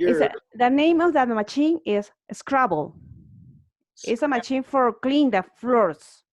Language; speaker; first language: English; non-native, learner; Spanish